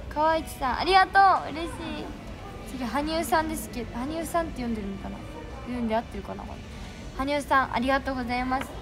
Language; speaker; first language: Japanese; native; Japanese